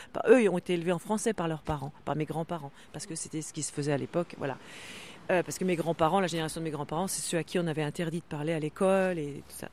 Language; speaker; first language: French; non-native, local second language; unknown